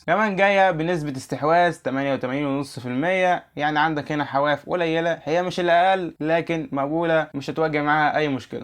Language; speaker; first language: Arabic; native; Arabic